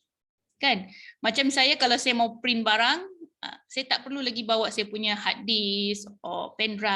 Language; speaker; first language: Malay; native; Malay